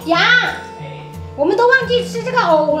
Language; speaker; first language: Chinese; native; Chinese